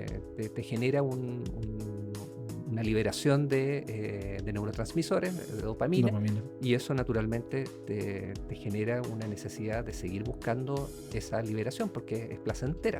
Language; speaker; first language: Spanish; native; Spanish